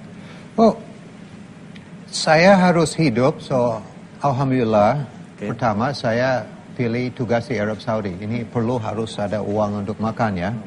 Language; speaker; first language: Indonesian; non-native, learner; English